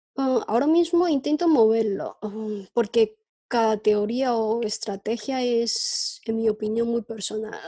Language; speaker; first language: Spanish; non-native, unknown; Chinese